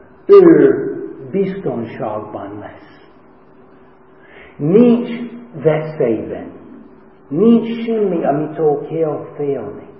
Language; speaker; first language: Hungarian; non-native, fluent; English